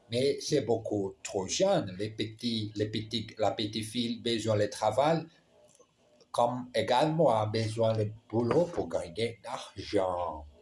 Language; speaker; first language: French; non-native, learner; Portuguese